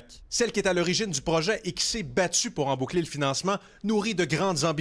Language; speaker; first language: French; native; French